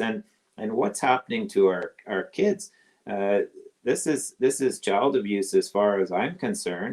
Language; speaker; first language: English; native; English